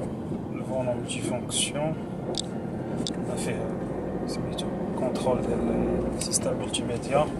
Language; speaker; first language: French; non-native, local second language; Arabic